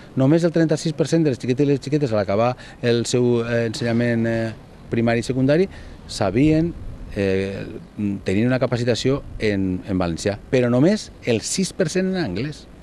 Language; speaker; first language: Catalan; native; Catalan